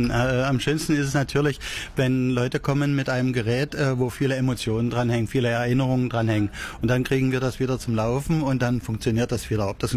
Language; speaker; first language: German; native; German